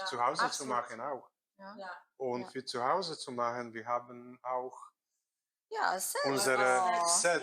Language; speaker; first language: German; non-native, learner; Korean